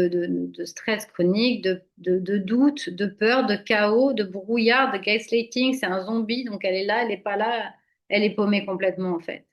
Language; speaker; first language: French; native; French